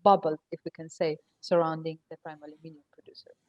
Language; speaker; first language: English; non-native, fluent; Slovenian